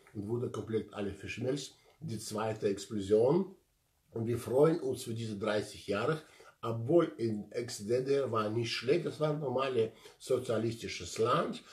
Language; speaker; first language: German; non-native, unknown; Russian